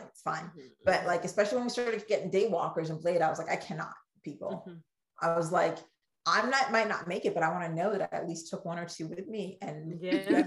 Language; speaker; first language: English; native; English